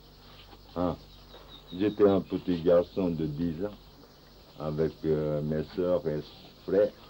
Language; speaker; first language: French; non-native, fluent; Japanese